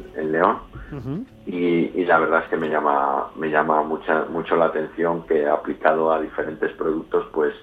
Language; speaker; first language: Spanish; native; Spanish